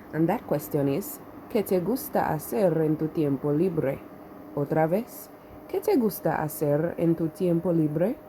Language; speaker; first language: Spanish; non-native, fluent; English